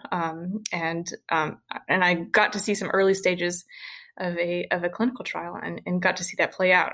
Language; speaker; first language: English; native; English